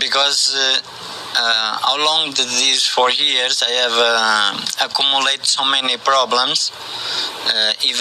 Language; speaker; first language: English; non-native, learner; Portuguese